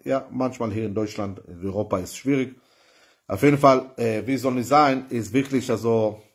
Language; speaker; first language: German; non-native, fluent; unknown